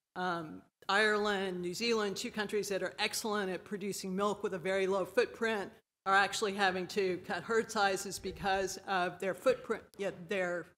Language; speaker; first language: English; native; English